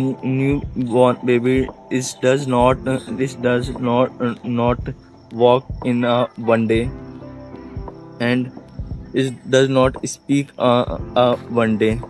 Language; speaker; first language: English; non-native, learner; Hindi